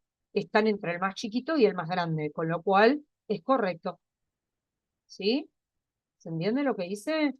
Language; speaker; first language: Spanish; native; Spanish